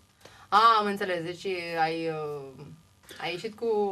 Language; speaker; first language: Romanian; native; Romanian